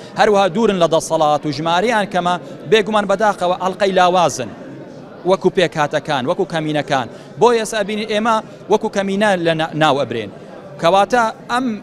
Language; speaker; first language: Central Kurdish; non-native, local second language; Assyrian Neo-Aramaic